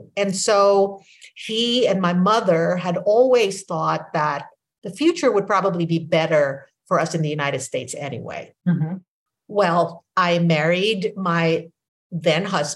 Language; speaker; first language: English; non-native, local second language; Filipino